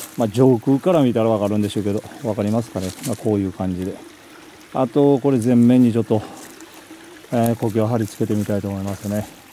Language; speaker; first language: Japanese; native; Japanese